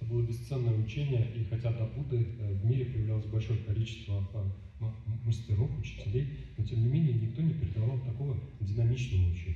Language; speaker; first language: Russian; native; Russian